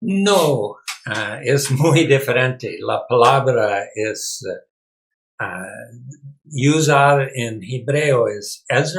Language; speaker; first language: Spanish; non-native, learner; English